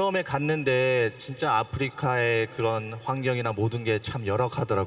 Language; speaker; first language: Korean; early bilingual, heritage; Korean